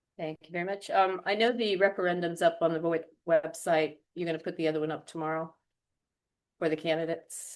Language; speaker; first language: English; native; English